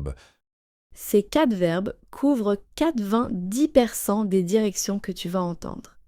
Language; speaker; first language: French; native; French